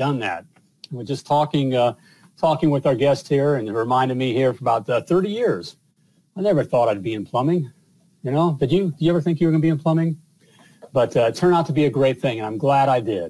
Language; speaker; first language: English; native; English